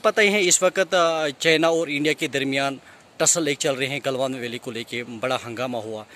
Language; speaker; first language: Urdu; non-native, local second language; Kashmiri